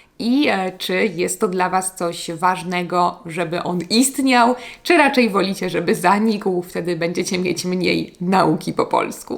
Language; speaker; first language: Polish; native; Polish